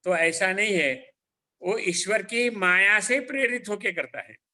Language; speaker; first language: Hindi; non-native, local second language; Gujarati